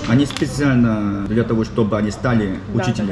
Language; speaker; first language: Russian; non-native, fluent; Korean